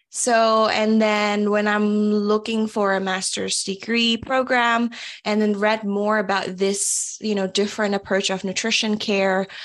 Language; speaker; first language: English; early bilingual, other home language; Indonesian